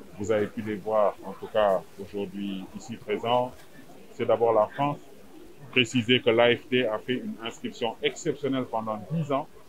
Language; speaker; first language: French; non-native, local second language; Wolof